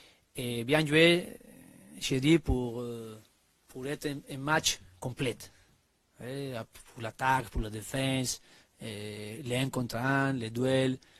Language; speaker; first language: French; non-native, learner; Spanish